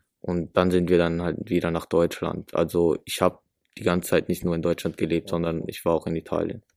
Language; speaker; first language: German; early bilingual, other home language; Italian